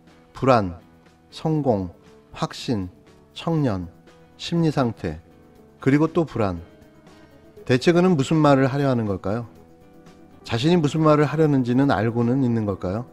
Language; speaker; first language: Korean; native; Korean